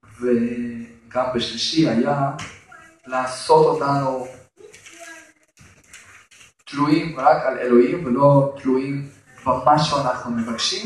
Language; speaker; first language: Hebrew; non-native, fluent; Russian